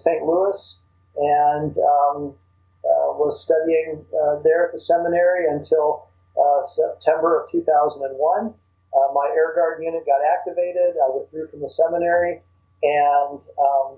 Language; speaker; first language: English; native; English